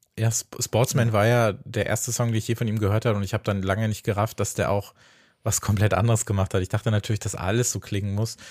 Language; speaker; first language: German; native; German